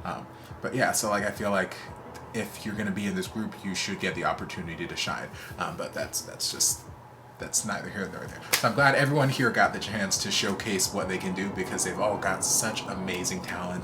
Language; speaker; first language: English; native; English